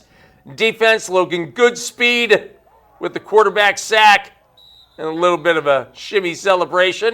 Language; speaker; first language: English; native; English